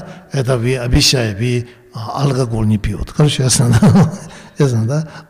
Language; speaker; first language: Russian; non-native, learner; Tibetan